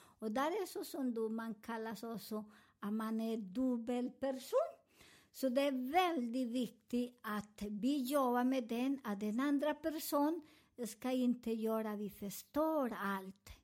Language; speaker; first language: Swedish; non-native, fluent; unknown